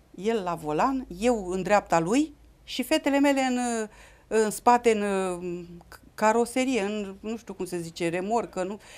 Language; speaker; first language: Romanian; native; Romanian